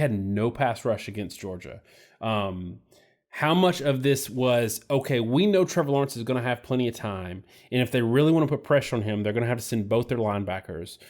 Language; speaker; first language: English; native; English